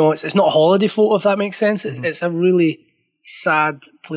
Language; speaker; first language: English; native; English